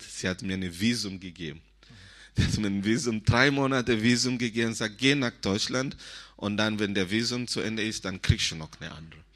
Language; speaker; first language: German; non-native, fluent; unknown